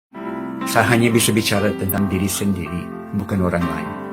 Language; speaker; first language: Indonesian; non-native, fluent; English